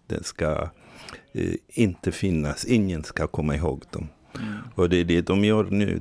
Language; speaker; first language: Swedish; non-native, fluent; Tigrinya